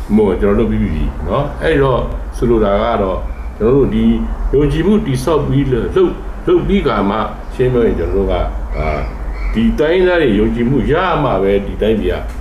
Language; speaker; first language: Burmese; non-native, local second language; Shan